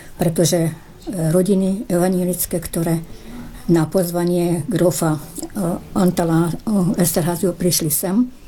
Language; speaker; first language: Slovak; early bilingual, heritage; Slovak